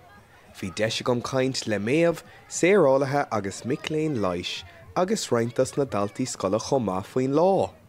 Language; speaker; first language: Irish; native; Irish